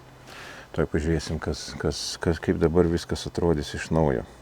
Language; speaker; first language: Lithuanian; native; Lithuanian